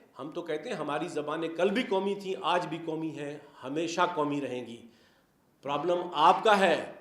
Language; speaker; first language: Urdu; non-native, local second language; Sindhi